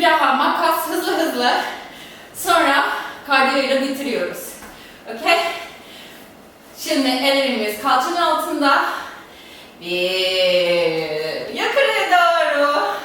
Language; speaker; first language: Turkish; non-native, fluent; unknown